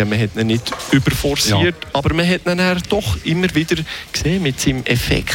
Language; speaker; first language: German; native; German